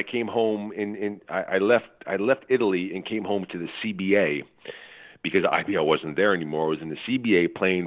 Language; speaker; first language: English; native; English